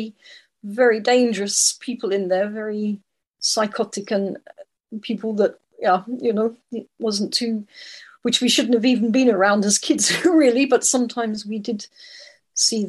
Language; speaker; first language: English; native; English